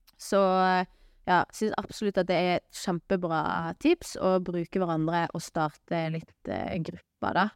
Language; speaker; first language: Norwegian; native; Norwegian